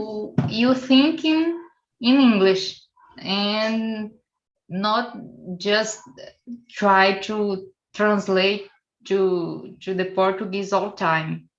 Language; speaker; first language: English; non-native, learner; Portuguese